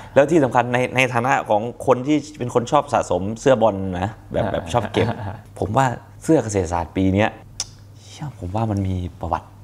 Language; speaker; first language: Thai; native; Thai